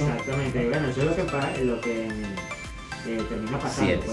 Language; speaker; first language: Spanish; native; Spanish